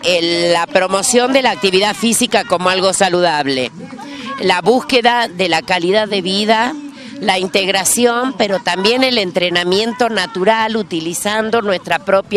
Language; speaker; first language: Spanish; native; Spanish